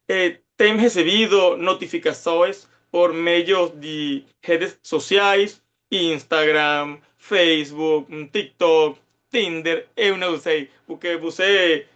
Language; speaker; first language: Portuguese; non-native, fluent; Spanish